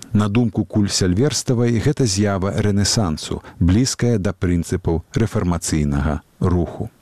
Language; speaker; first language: Belarusian; native; Belarusian